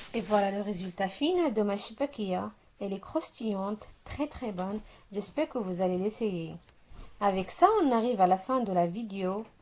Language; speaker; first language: French; non-native, local second language; Arabic